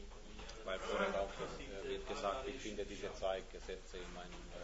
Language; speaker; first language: German; non-native, learner; Hungarian